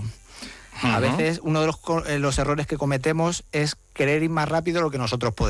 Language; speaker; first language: Spanish; native; Spanish